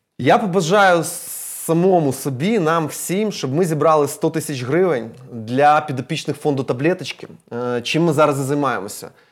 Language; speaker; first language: Ukrainian; non-native, local second language; Russian